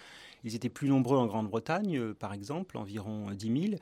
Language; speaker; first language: French; native; French